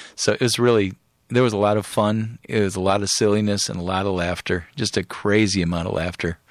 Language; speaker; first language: English; native; English